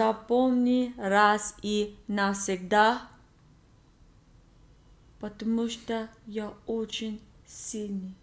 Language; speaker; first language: Russian; non-native, learner; English